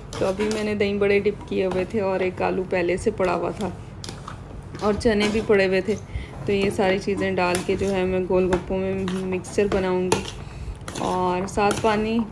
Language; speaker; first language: Urdu; native; Urdu